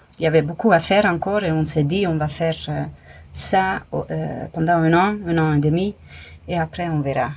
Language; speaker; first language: French; non-native, fluent; English